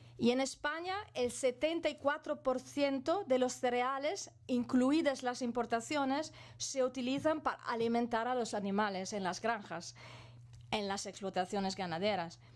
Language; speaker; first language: Spanish; non-native, fluent; Italian